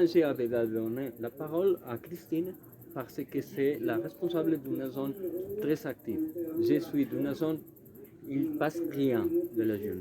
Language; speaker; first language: French; non-native, learner; Spanish